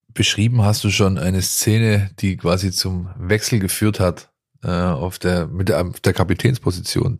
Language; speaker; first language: German; native; German